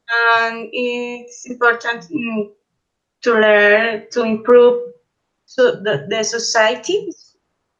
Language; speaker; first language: English; non-native, learner; Spanish